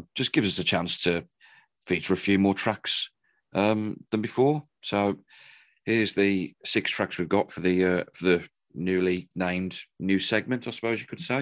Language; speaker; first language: English; native; English